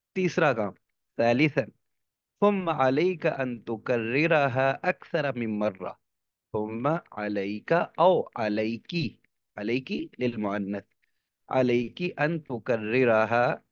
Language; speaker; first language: Arabic; non-native, fluent; Urdu